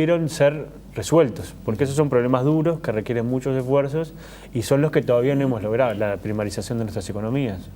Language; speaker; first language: Spanish; native; Spanish